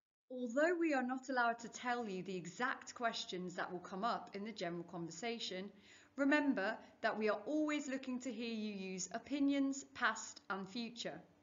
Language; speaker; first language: English; native; English